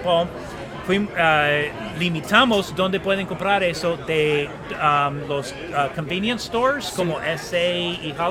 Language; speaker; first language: Spanish; non-native, fluent; English